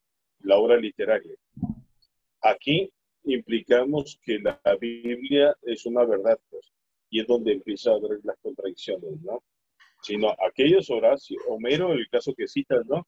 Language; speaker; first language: Spanish; native; Spanish